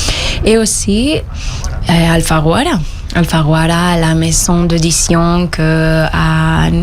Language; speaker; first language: French; non-native, fluent; Spanish